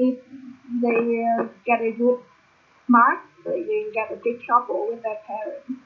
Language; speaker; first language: English; non-native, learner; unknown